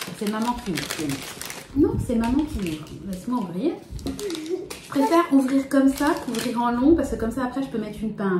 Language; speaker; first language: French; native; French